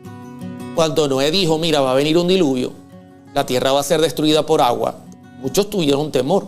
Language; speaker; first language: Spanish; native; Spanish